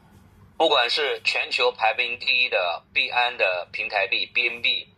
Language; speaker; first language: Chinese; native; Chinese